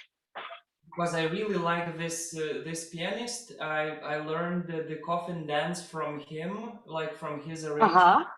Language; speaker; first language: English; non-native, fluent; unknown